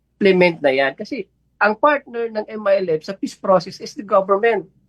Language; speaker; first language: Filipino; non-native, local second language; Maguindanaon